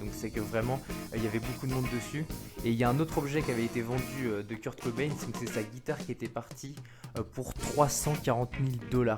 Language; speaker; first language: French; native; French